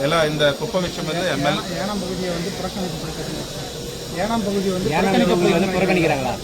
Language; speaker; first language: Tamil; non-native, local second language; Telugu